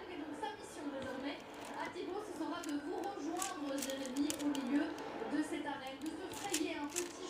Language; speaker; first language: French; native; French